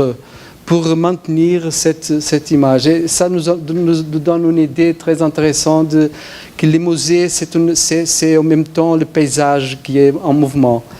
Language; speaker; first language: French; non-native, fluent; Portuguese